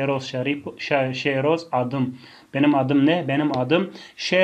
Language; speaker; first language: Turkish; non-native, fluent; Tajik